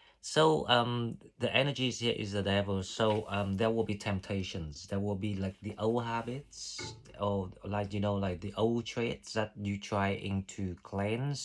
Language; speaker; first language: English; non-native, fluent; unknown